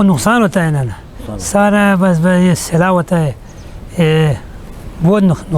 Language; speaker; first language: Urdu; non-native, local second language; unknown